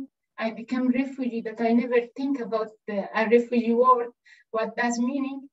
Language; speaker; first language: English; non-native, learner; Persian